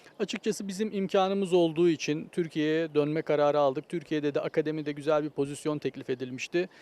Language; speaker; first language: Turkish; native; Turkish